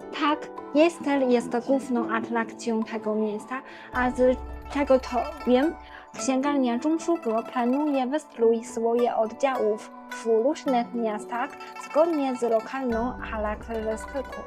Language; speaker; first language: Polish; non-native, fluent; Chinese